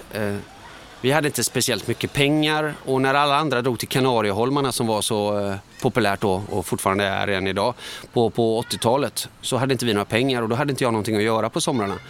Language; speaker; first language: Swedish; early bilingual, other home language; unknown